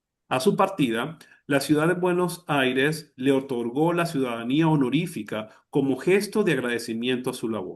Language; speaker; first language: Spanish; native; Spanish